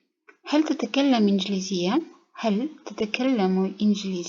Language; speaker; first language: Arabic; non-native, learner; Kazakh